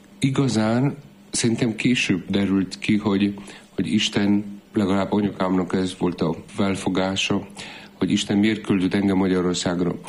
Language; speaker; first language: Hungarian; non-native, fluent; Polish